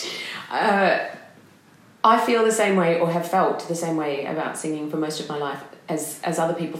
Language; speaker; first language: English; native; English